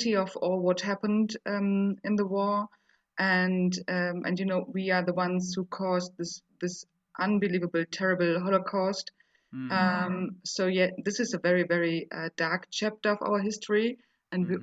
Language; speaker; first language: English; non-native, fluent; German